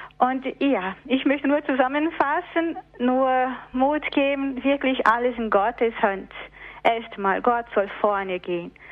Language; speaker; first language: German; non-native, fluent; Portuguese